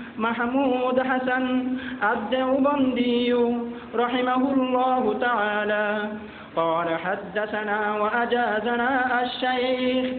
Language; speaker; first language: Arabic; non-native, fluent; Bangla